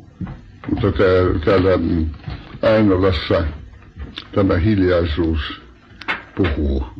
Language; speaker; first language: Finnish; non-native, local second language; Swedish